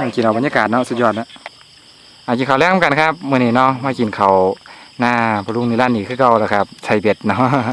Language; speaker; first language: Thai; native; Thai